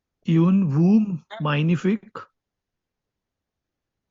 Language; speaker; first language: French; non-native, learner; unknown